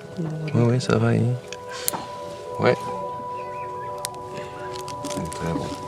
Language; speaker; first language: French; non-native, fluent; Dutch